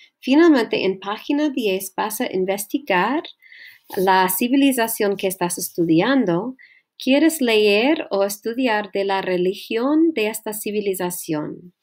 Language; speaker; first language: Spanish; non-native, learner; English